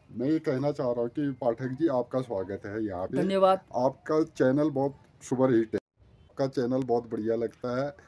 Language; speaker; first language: Hindi; native; Hindi